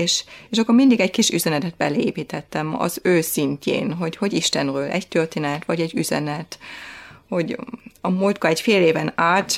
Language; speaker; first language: Hungarian; non-native, fluent; German